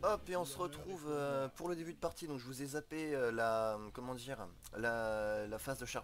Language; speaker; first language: French; native; French